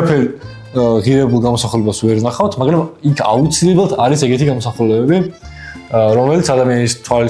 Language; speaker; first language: Georgian; native; Georgian